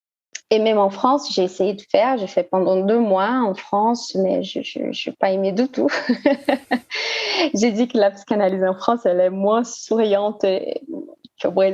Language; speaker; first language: French; non-native, fluent; Portuguese